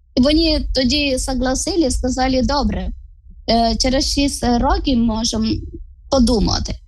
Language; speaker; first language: Ukrainian; non-native, fluent; Malayalam